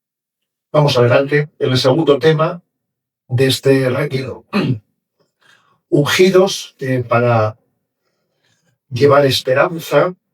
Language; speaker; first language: Spanish; native; Spanish